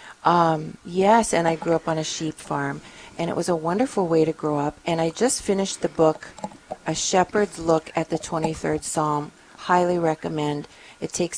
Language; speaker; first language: English; native; English